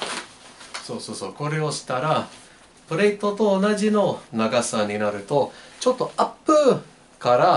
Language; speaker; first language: Japanese; non-native, learner; English